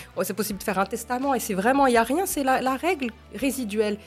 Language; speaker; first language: French; non-native, local second language; Arabic